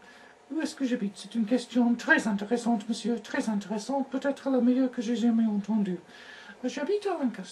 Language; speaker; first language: French; non-native, learner; English